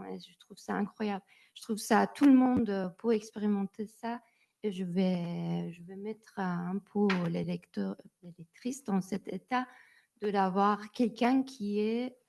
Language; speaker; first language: French; non-native, learner; Persian